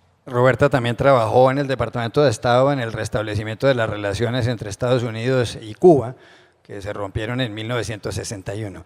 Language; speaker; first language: Spanish; native; Spanish